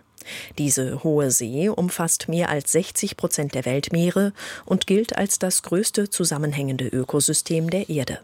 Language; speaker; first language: German; native; German